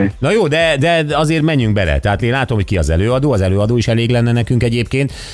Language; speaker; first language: Hungarian; native; Hungarian